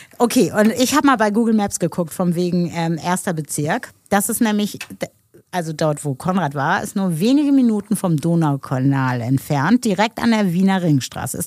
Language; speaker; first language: German; native; German